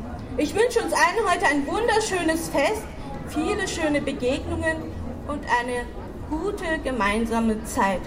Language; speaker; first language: German; early bilingual, other home language; Turkish